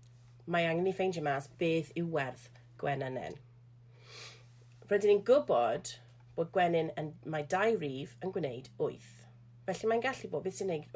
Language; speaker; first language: Welsh; non-native, local second language; English